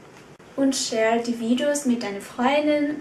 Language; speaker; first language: German; non-native, fluent; Vietnamese